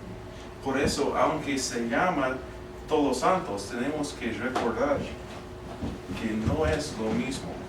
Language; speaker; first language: Spanish; non-native, fluent; English